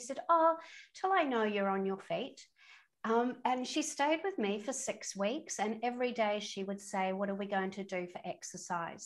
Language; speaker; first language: English; native; English